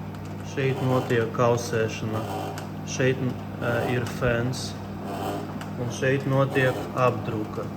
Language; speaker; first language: Latvian; non-native, local second language; Russian